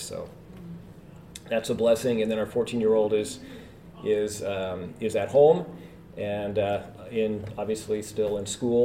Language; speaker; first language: English; native; English